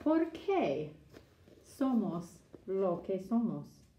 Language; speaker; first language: Spanish; non-native, fluent; English